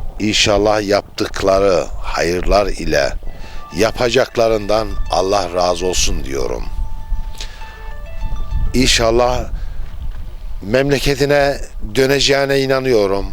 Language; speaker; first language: Turkish; native; Turkish